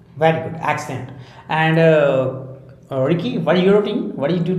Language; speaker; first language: English; non-native, local second language; Hindi